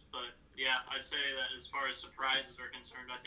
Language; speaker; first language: English; native; English